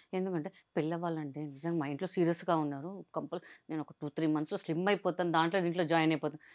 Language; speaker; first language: Telugu; non-native, local second language; Hindi